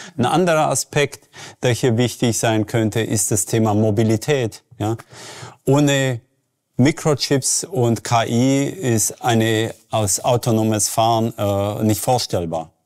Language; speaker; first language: German; native; German